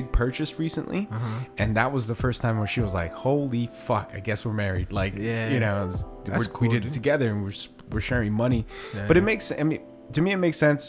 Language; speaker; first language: English; early bilingual, other home language; Spanish